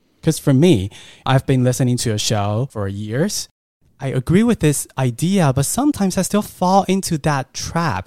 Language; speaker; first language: English; non-native, fluent; Chinese